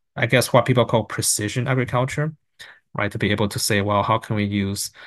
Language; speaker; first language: English; non-native, fluent; Chinese